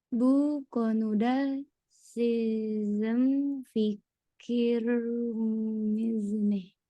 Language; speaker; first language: Turkish; non-native, learner; Indonesian